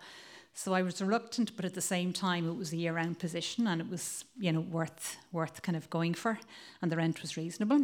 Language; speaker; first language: English; native; English